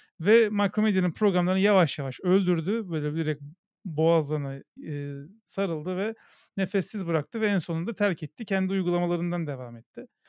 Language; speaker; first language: Turkish; native; Turkish